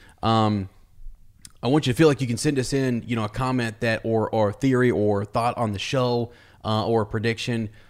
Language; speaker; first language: English; native; English